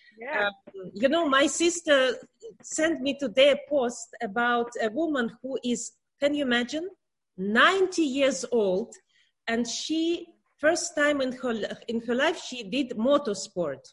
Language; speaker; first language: English; non-native, learner; Russian